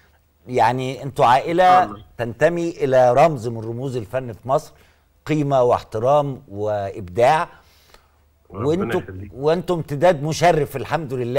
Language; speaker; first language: Arabic; native; Arabic